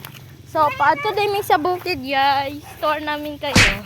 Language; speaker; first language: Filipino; non-native, local second language; Cebuano